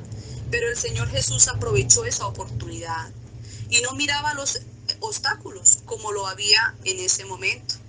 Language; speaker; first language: Spanish; native; Spanish